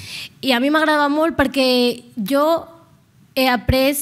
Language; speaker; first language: Catalan; non-native, local second language; Arabic